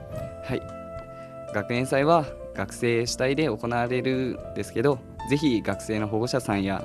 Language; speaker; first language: Japanese; native; Japanese